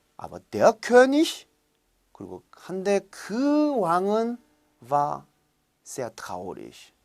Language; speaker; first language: German; non-native, fluent; Korean